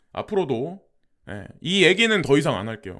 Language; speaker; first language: Korean; native; Korean